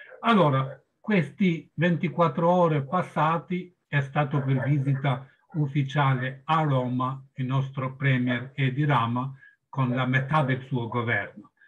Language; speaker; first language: Italian; non-native, fluent; Albanian